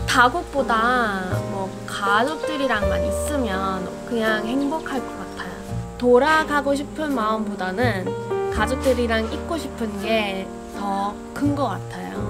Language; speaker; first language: Korean; non-native, fluent; English